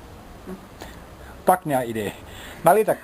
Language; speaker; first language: Bulgarian; non-native, learner; Finnish